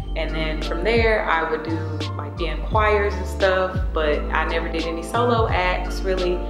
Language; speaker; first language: English; native; English